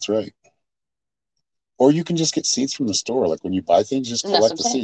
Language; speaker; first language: English; native; English